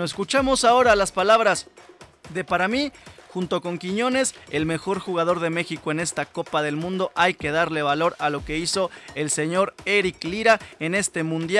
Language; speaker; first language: Spanish; native; Spanish